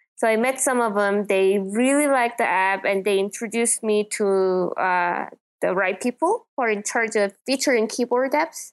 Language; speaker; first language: English; non-native, fluent; Korean